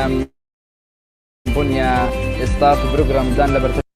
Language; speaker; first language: Indonesian; non-native, learner; Arabic